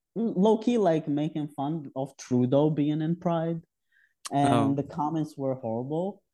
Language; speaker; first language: English; non-native, fluent; Arabic